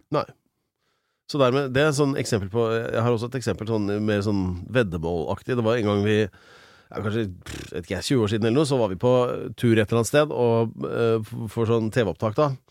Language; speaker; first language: Norwegian; native; Norwegian